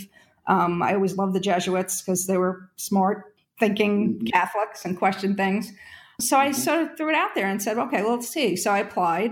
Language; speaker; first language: English; native; English